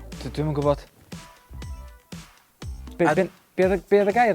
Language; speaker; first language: Welsh; native; Welsh